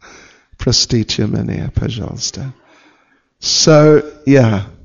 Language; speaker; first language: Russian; non-native, learner; English